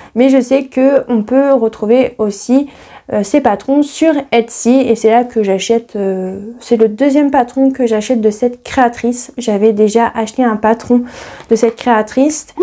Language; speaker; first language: French; native; French